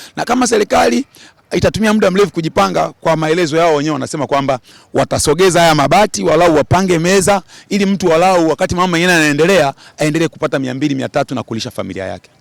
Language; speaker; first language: Swahili; native; Swahili